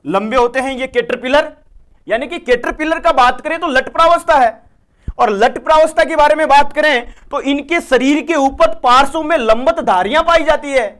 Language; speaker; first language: Hindi; native; Hindi